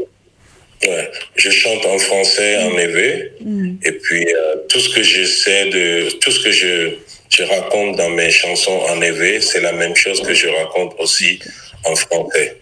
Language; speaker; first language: French; non-native, local second language; Ewe